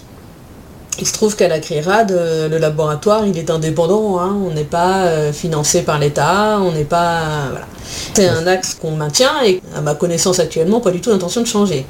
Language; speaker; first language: French; native; French